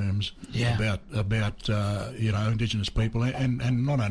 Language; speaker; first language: English; native; English